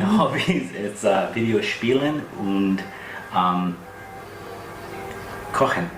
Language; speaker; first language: German; non-native, learner; English